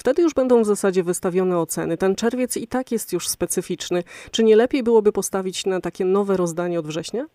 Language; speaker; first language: Polish; native; Polish